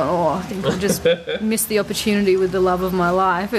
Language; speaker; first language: English; native; English